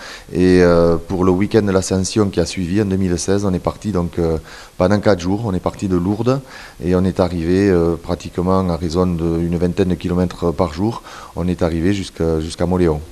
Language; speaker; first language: French; native; French